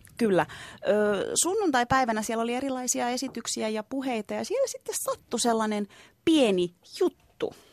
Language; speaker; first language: Finnish; early bilingual, other home language; Turkish